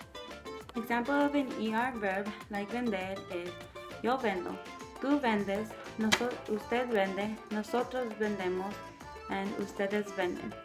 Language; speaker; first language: Spanish; non-native, learner; English